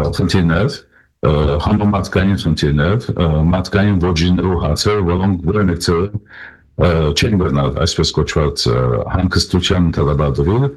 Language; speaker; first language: Armenian; early bilingual, heritage; Armenian